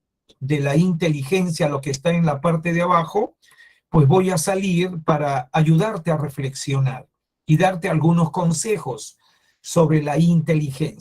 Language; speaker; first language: Spanish; native; Spanish